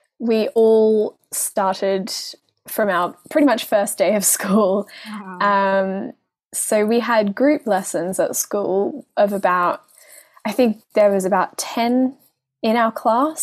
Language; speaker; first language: English; native; English